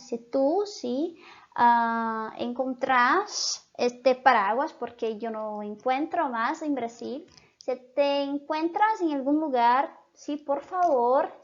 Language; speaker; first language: Spanish; non-native, fluent; Portuguese